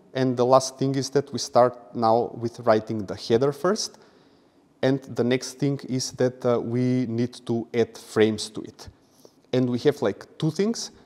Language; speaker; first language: English; non-native, fluent; Macedonian